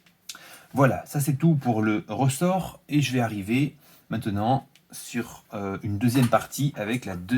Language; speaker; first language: French; native; French